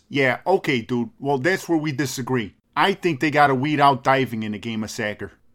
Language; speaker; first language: English; native; English